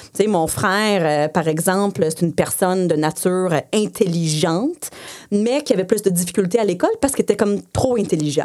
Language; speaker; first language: French; non-native, local second language; English